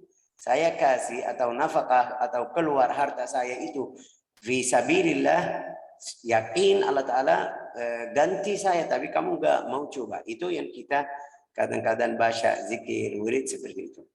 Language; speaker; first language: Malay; non-native, fluent; Arabic